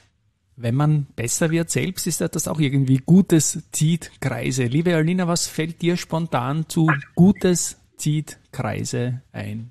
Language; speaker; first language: German; native; German